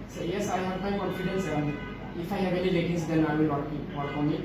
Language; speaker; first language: English; non-native, local second language; Bangla